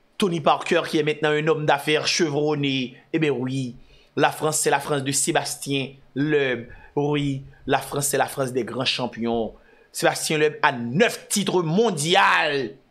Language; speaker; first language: French; non-native, local second language; Haitian Creole